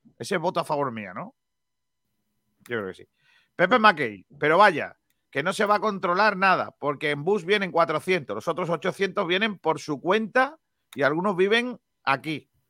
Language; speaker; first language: Spanish; native; Spanish